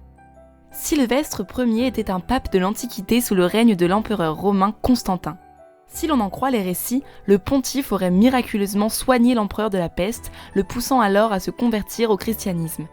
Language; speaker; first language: French; native; French